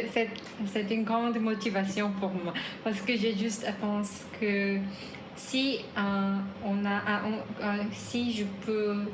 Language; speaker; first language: French; non-native, learner; Korean